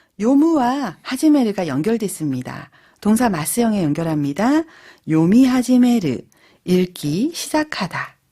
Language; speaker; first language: Korean; native; Korean